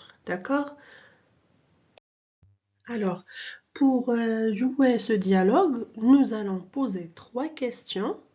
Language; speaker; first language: French; non-native, local second language; Arabic